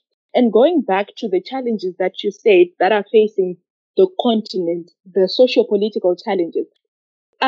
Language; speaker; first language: English; non-native, local second language; Shona